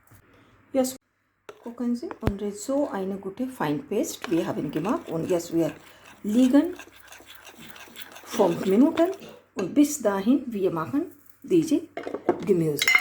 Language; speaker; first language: German; non-native, learner; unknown